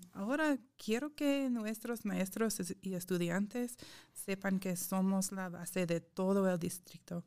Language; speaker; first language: Spanish; non-native, fluent; English